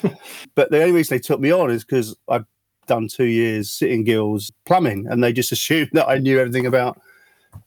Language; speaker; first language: English; native; English